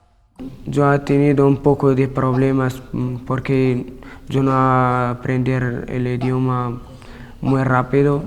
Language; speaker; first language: Spanish; non-native, learner; Arabic